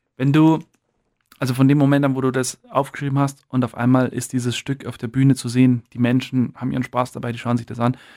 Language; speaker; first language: German; native; German